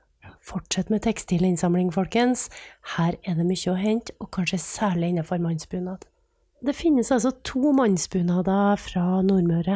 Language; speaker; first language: Norwegian; native; Norwegian